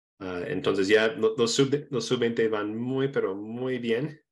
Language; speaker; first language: Spanish; non-native, fluent; English